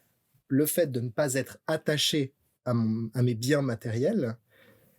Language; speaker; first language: French; native; French